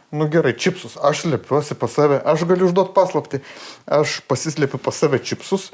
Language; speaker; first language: Lithuanian; native; Lithuanian